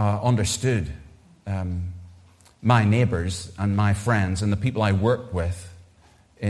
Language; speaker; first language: English; native; English